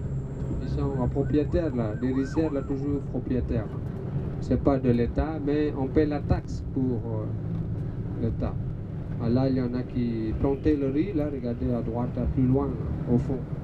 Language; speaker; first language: French; non-native, learner; Balinese